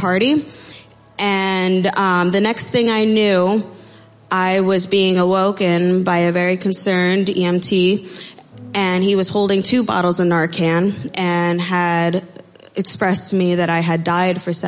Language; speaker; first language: English; native; English